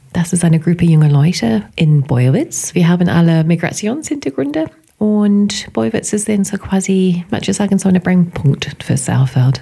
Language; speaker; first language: German; non-native, fluent; English